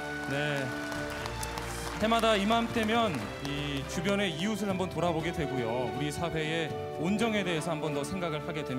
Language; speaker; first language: Korean; native; Korean